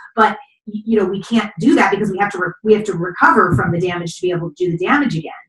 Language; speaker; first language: English; native; English